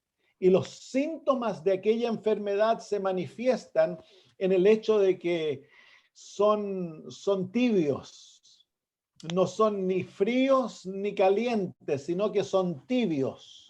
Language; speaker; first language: Spanish; native; Spanish